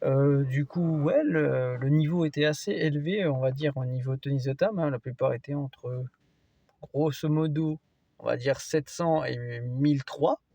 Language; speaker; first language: French; native; French